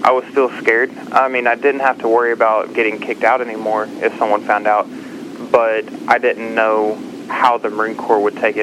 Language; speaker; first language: English; native; English